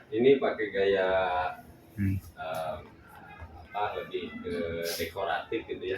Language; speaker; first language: Indonesian; non-native, local second language; Sundanese